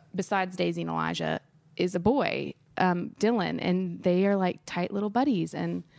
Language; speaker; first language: English; native; English